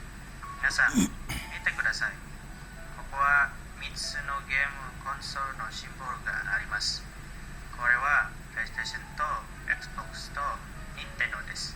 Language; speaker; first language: Japanese; non-native, learner; Indonesian